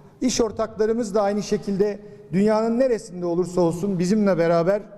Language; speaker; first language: Turkish; native; Turkish